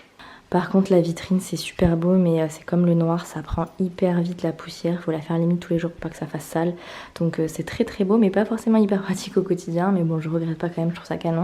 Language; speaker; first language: French; native; French